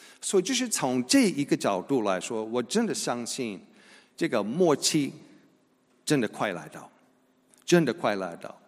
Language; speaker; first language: Chinese; non-native, fluent; English